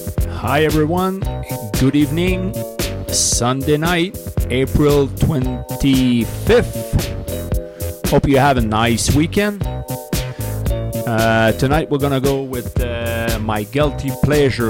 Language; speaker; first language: English; non-native, fluent; French